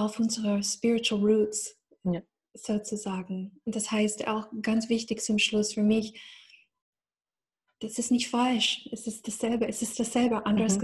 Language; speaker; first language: German; non-native, fluent; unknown